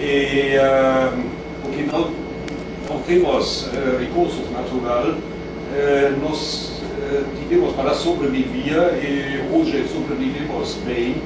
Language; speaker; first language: Portuguese; non-native, fluent; German